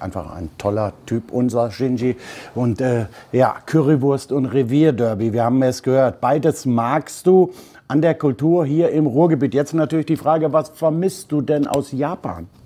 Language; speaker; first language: German; native; German